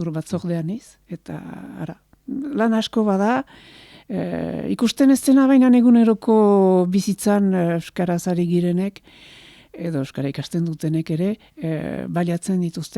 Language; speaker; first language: Basque; native; Basque